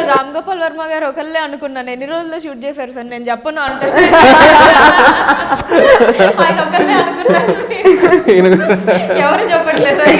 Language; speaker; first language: Telugu; native; Telugu